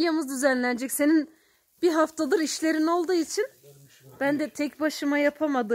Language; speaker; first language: Turkish; native; Turkish